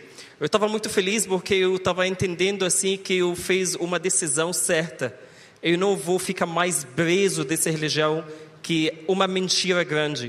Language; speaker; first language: Portuguese; non-native, learner; Arabic